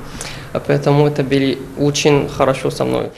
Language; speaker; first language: Russian; non-native, learner; Arabic